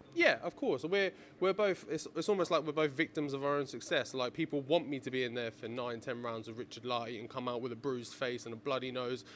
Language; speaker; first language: English; native; English